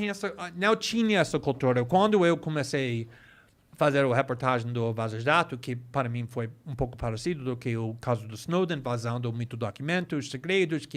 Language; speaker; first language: Portuguese; non-native, fluent; English